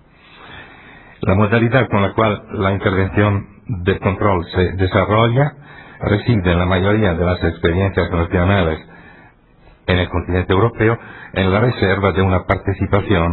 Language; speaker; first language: Spanish; non-native, fluent; Italian